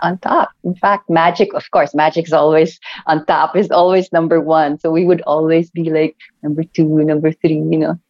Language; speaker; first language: English; non-native, local second language; Cebuano